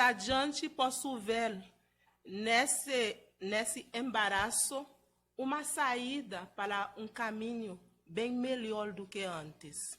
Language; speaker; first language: Portuguese; non-native, fluent; Haitian Creole